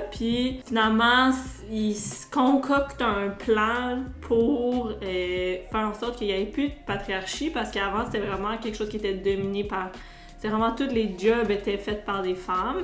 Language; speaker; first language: French; native; French